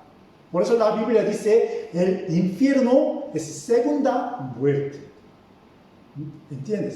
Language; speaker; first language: Spanish; non-native, fluent; Korean